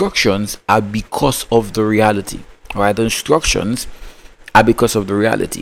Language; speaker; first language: English; non-native, local second language; Yoruba